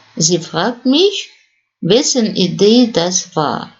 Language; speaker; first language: German; non-native, fluent; Russian